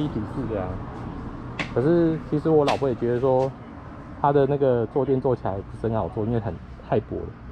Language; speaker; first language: Chinese; native; Chinese